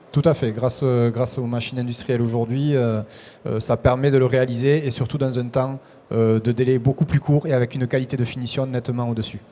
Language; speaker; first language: French; native; French